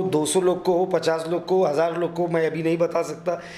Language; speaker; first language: Hindi; non-native, local second language; Urdu